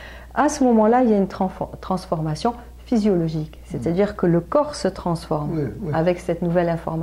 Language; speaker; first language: French; native; French